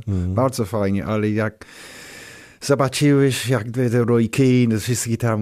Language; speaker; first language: Polish; non-native, learner; English